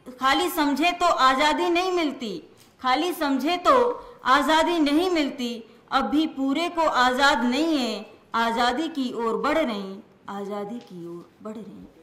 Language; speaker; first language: Hindi; native; Hindi